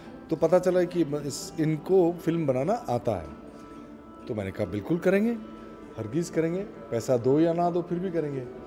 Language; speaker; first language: Hindi; non-native, local second language; Assamese